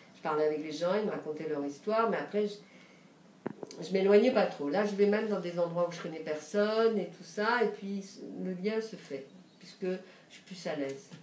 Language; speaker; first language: French; early bilingual, other home language; Romanian